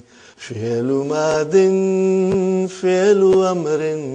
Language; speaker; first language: Arabic; non-native, learner; Urdu